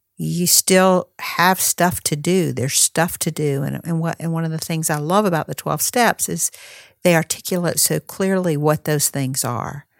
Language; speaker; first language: English; native; English